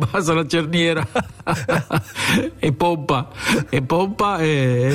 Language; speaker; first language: Italian; native; Italian